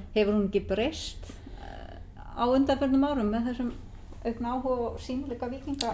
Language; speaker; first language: Icelandic; native; Icelandic